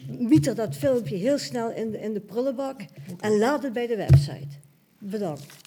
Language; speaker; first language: Dutch; native; Dutch